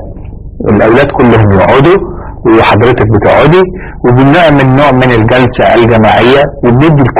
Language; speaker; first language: Arabic; native; Arabic